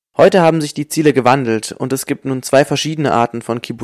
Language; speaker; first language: German; native; German